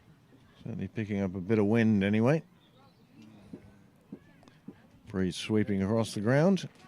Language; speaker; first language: English; native; English